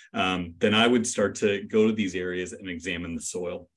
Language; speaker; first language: English; native; English